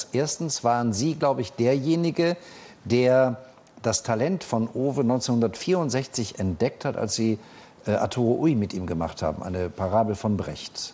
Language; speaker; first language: German; native; German